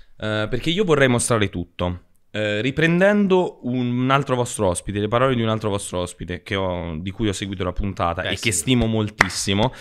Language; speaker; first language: Italian; native; Italian